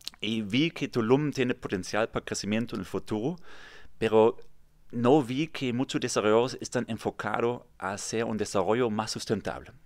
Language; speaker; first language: Spanish; non-native, fluent; German